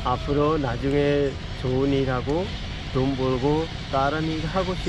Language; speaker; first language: Korean; non-native, fluent; Hindi